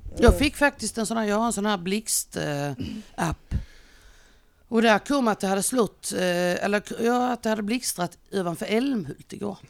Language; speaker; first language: Swedish; native; Swedish